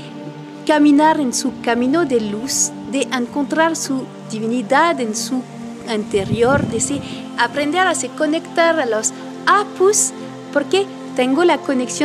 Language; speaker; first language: Spanish; non-native, learner; French